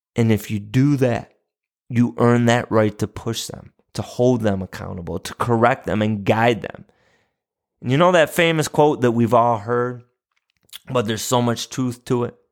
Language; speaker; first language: English; native; English